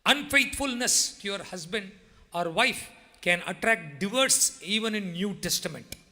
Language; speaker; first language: English; non-native, local second language; Telugu